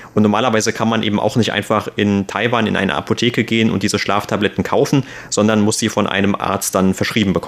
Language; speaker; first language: German; native; German